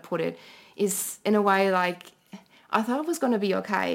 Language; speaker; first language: English; non-native, fluent; German